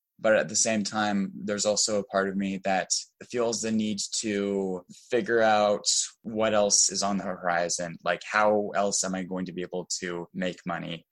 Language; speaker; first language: English; native; English